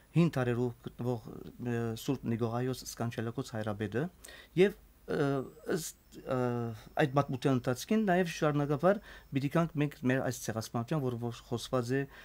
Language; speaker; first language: Armenian; native; Armenian